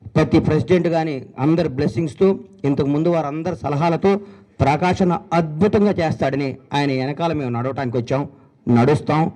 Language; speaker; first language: Telugu; native; Telugu